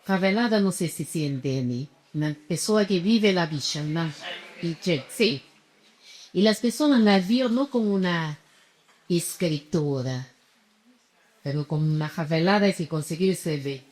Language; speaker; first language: Spanish; non-native, fluent; Portuguese